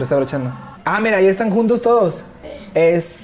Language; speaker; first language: Spanish; native; Spanish